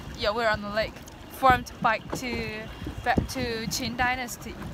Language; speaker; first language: English; non-native, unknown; Chinese